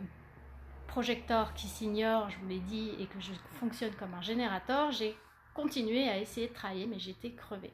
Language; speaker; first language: French; native; French